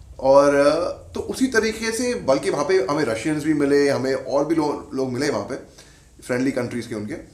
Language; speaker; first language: Hindi; native; Hindi